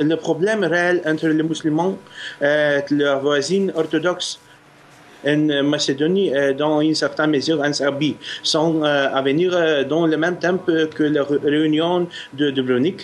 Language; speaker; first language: French; non-native, fluent; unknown